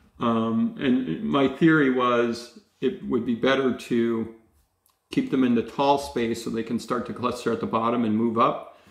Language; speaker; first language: English; native; English